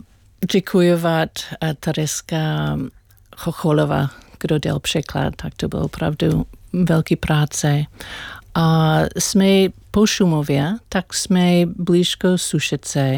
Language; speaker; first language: Czech; non-native, learner; English